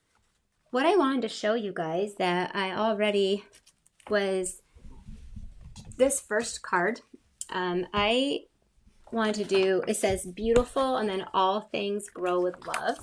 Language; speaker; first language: English; native; English